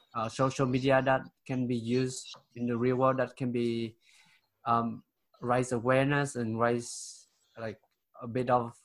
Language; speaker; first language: English; non-native, fluent; Vietnamese